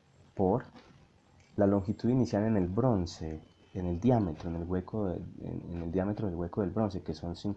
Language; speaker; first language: Spanish; native; Spanish